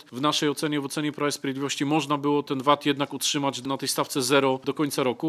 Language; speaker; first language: Polish; native; Polish